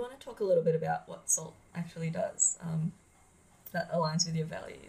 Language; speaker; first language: English; non-native, local second language; Filipino